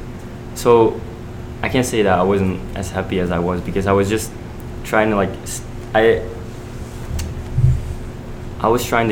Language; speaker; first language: English; non-native, fluent; Dutch